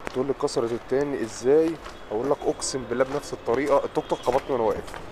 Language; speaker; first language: Arabic; native; Arabic